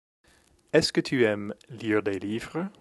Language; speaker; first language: French; non-native, fluent; English